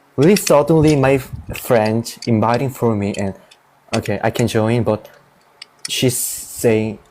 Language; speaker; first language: English; non-native, learner; Korean